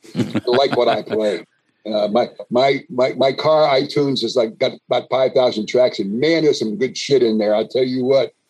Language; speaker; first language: English; native; English